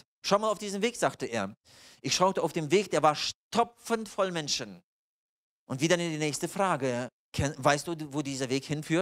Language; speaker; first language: German; non-native, fluent; Russian